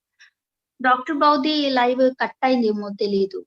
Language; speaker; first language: Telugu; non-native, learner; Malayalam